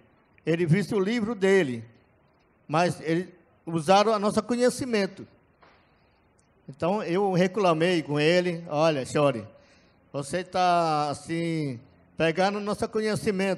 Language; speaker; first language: Portuguese; non-native, local second language; Yanomámi